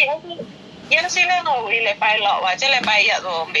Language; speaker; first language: Cantonese; non-native, learner; Indonesian